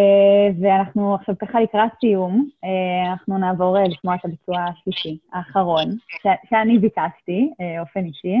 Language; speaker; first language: Hebrew; native; Hebrew